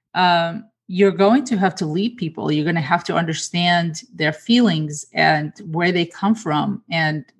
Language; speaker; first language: English; early bilingual, other home language; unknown